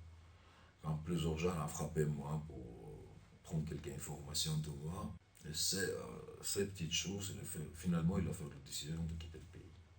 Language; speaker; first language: French; non-native, learner; Armenian